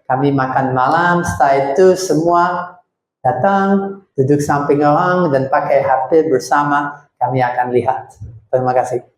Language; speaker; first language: Indonesian; non-native, fluent; English